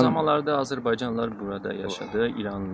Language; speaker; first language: Turkish; non-native, fluent; Armenian